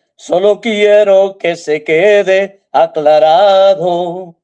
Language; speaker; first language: Spanish; early bilingual, heritage; Spanish